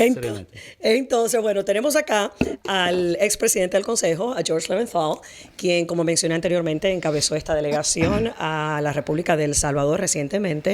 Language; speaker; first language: Spanish; native; Spanish